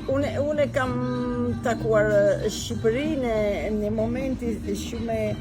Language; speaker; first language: Albanian; non-native, learner; Italian